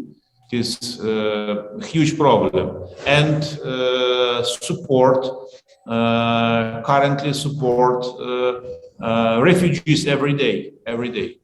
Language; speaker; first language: English; non-native, learner; Ukrainian